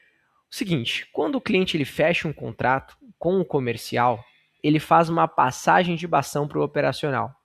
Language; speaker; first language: Portuguese; native; Portuguese